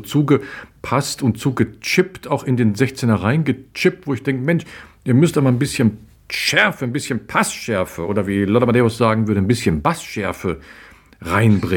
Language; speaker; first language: German; native; German